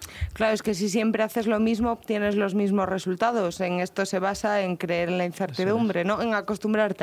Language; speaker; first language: Spanish; native; Spanish